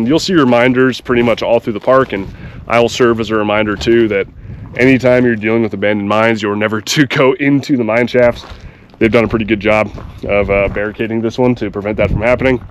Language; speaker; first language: English; native; English